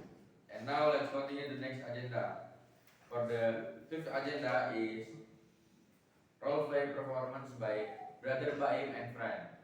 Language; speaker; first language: English; non-native, learner; Indonesian